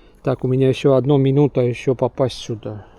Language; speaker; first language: Russian; non-native, local second language; Estonian